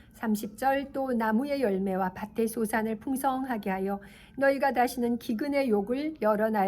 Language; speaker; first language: Korean; native; Korean